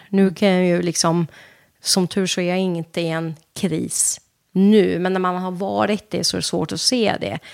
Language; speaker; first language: Swedish; non-native, fluent; Persian